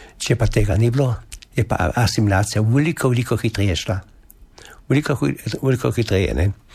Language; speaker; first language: Slovenian; native; Slovenian